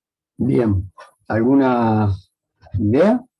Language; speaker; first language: Spanish; native; Spanish